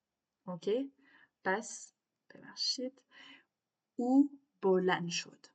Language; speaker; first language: Persian; non-native, learner; French